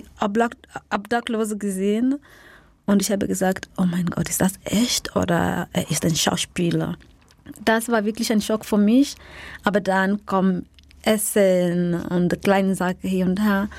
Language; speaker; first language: German; non-native, fluent; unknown